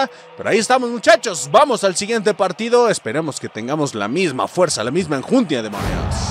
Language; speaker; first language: Spanish; native; Spanish